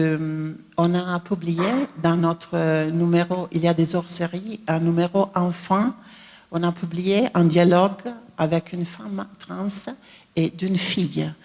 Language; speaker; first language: French; non-native, fluent; Italian